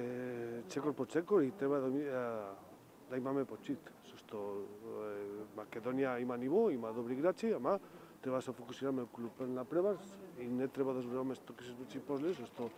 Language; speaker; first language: Macedonian; non-native, learner; Spanish